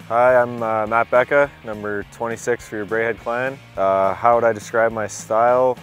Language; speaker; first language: English; native; English